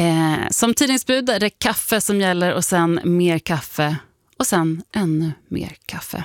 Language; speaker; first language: Swedish; native; Swedish